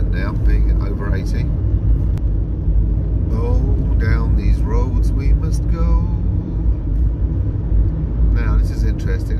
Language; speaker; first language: English; native; English